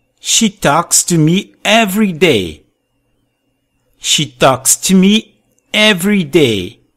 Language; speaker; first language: English; non-native, fluent; Portuguese